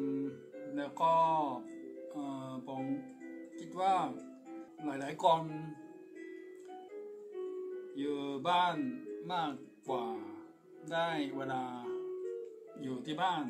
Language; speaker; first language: Thai; non-native, fluent; Japanese